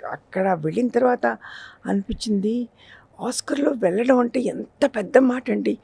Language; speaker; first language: Telugu; non-native, local second language; Urdu